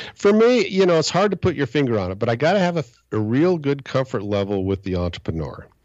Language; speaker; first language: English; native; English